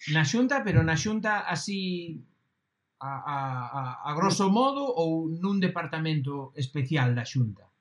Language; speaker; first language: Galician; non-native, local second language; Spanish